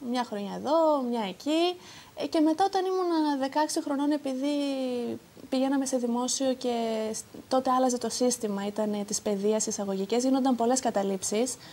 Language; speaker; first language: Greek; early bilingual, heritage; Greek